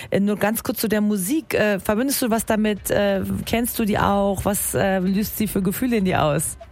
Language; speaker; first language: German; native; German